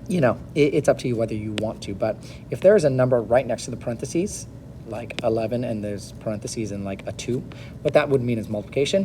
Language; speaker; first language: English; native; English